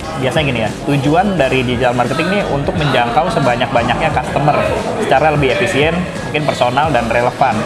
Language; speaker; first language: Indonesian; native; Indonesian